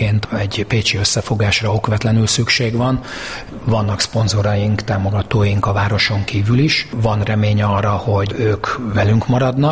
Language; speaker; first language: Hungarian; native; Hungarian